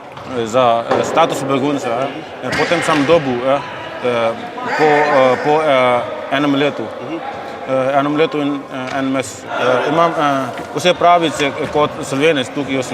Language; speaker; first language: Slovenian; non-native, learner; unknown